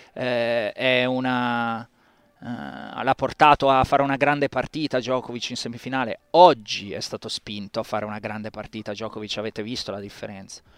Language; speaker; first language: Italian; native; Italian